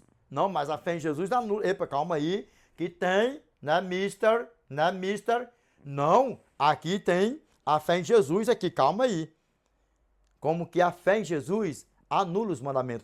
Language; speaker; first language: Portuguese; native; Portuguese